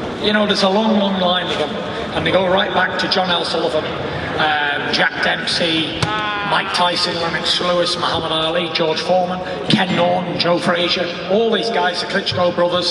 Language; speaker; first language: English; native; English